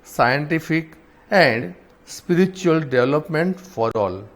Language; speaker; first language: English; non-native, local second language; Gujarati